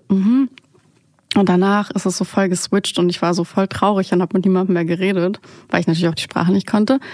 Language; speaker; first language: German; early bilingual, other home language; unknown